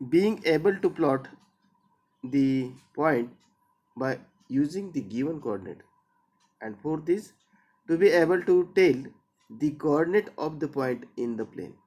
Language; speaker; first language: English; non-native, local second language; Marathi